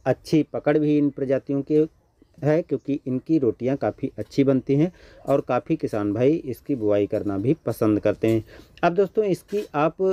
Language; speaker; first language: Hindi; native; Hindi